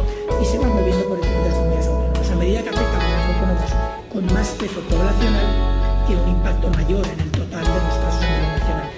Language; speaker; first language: Spanish; native; Spanish